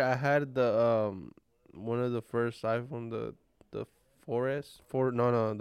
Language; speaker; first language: English; early bilingual, other home language; Spanish